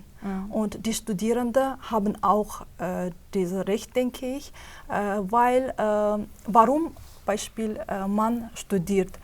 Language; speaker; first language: German; non-native, fluent; Azerbaijani